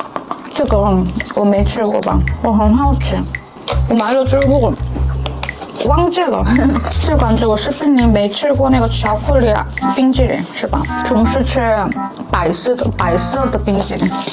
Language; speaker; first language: Chinese; non-native, learner; Korean